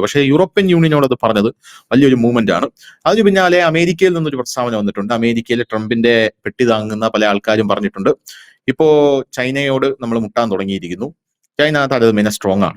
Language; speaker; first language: Malayalam; native; Malayalam